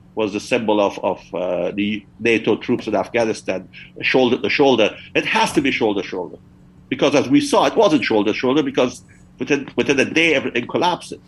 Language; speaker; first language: English; early bilingual, other home language; Persian